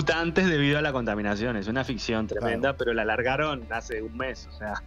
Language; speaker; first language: Spanish; native; Spanish